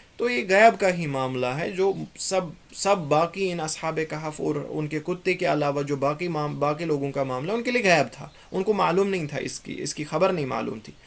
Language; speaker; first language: Urdu; non-native, local second language; Kashmiri